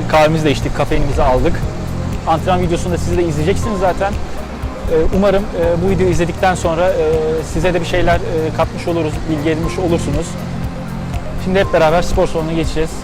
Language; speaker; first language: Turkish; native; Turkish